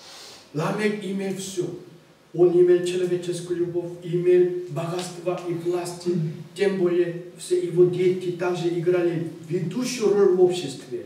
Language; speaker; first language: Russian; non-native, fluent; Korean